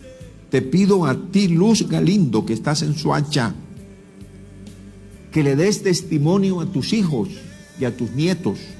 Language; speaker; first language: Spanish; native; Spanish